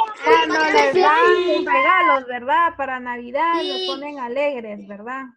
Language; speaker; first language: Spanish; native; Spanish